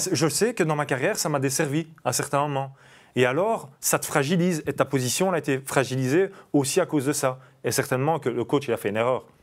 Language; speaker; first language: French; native; French